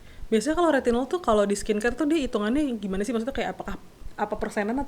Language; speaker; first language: Indonesian; native; Indonesian